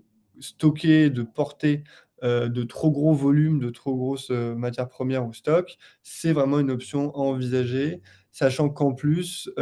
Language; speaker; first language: French; native; French